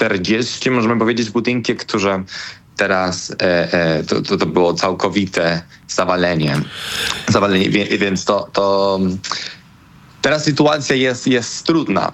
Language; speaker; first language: Polish; non-native, learner; Spanish